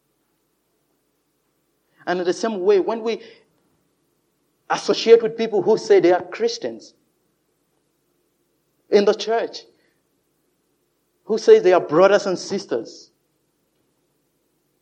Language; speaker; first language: English; non-native, local second language; Yoruba